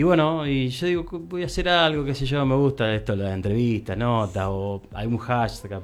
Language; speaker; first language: Spanish; native; Spanish